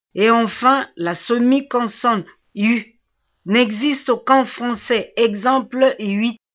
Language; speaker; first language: French; non-native, local second language; Swahili